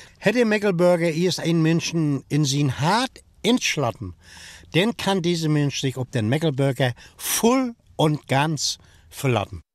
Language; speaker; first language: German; native; German